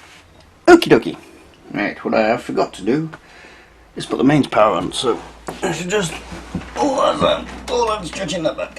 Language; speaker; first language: English; native; English